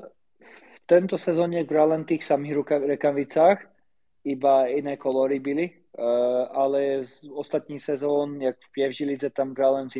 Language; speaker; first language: Polish; non-native, learner; Slovak